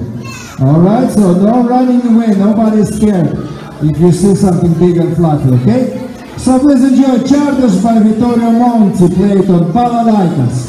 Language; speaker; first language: English; non-native, fluent; Russian